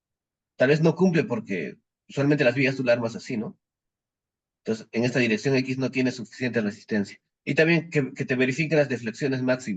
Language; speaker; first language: Spanish; native; Spanish